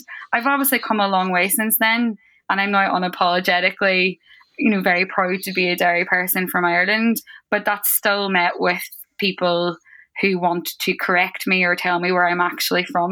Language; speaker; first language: English; native; English